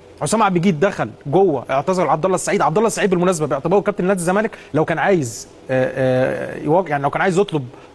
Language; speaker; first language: Arabic; native; Arabic